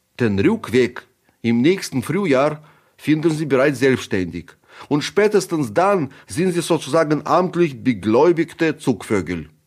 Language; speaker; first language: German; non-native, fluent; Russian